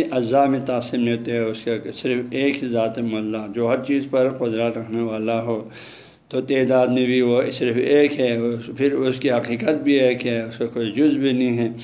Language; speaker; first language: Urdu; non-native, local second language; Balti